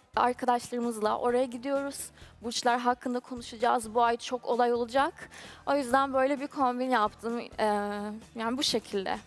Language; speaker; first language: Turkish; non-native, fluent; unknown